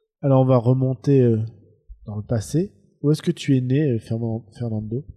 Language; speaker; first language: French; native; French